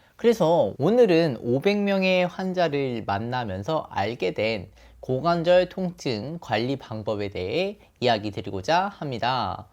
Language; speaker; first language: Korean; native; Korean